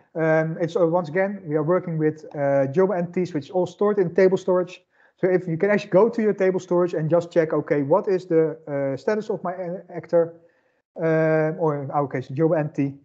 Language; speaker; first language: English; non-native, fluent; Dutch